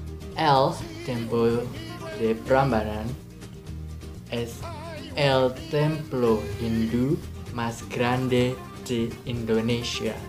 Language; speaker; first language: Spanish; non-native, learner; Indonesian